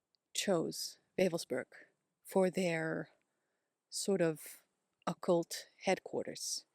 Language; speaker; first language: English; non-native, fluent; Dutch